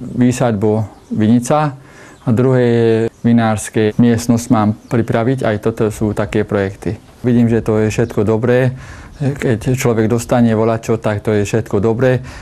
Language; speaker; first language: Slovak; non-native, local second language; Hungarian